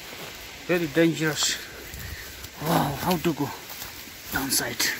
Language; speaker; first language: English; non-native, learner; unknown